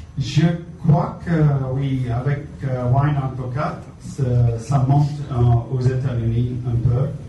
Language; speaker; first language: French; non-native, fluent; English